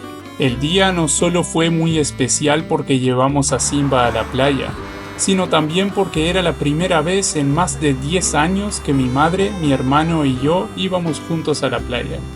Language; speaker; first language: Spanish; native; Spanish